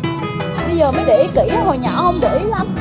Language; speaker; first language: Vietnamese; native; Vietnamese